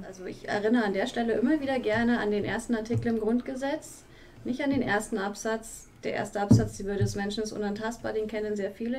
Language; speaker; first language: German; native; German